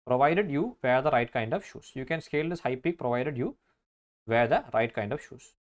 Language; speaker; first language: English; non-native, local second language; Malayalam